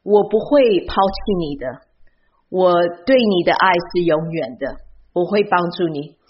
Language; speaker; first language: Chinese; early bilingual, heritage; Chinese